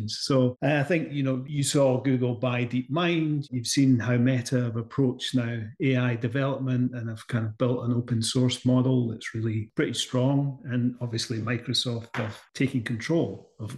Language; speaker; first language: English; native; English